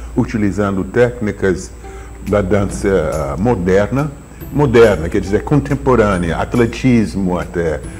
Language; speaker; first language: Portuguese; non-native, fluent; English